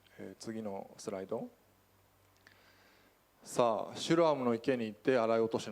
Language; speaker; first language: Japanese; native; Japanese